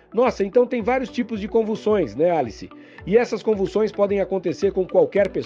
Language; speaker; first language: Portuguese; native; Portuguese